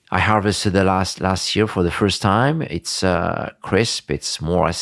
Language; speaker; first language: English; early bilingual, other home language; French